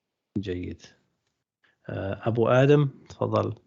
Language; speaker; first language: Arabic; non-native, fluent; English